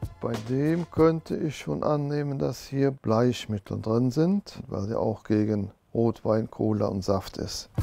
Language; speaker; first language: German; native; German